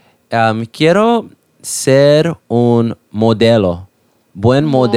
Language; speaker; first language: Spanish; non-native, learner; English